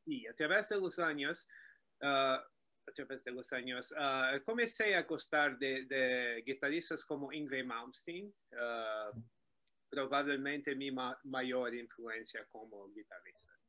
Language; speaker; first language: Spanish; non-native, learner; Portuguese